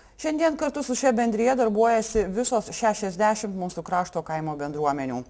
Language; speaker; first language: Lithuanian; native; Lithuanian